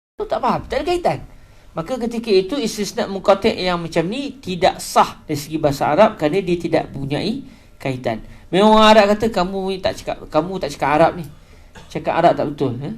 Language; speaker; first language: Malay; native; Malay